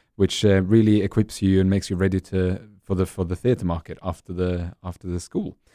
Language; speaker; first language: English; non-native, fluent; Norwegian